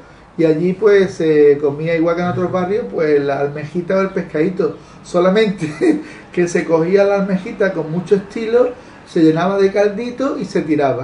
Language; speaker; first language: Spanish; native; Spanish